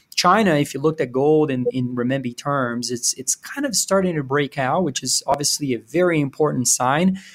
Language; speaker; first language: English; non-native, fluent; Portuguese